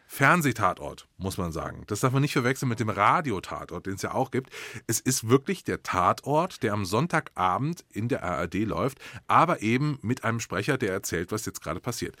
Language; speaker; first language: German; native; German